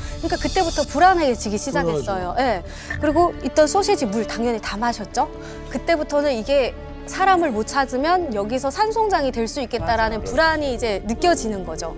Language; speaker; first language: Korean; native; Korean